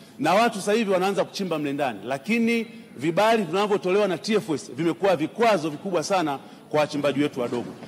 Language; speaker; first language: Swahili; native; Swahili